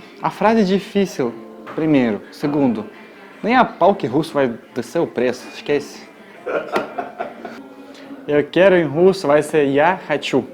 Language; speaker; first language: Portuguese; non-native, fluent; Russian